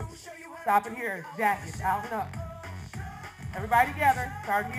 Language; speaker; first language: English; native; English